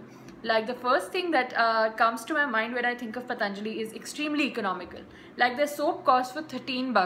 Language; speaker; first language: English; non-native, local second language; Hindi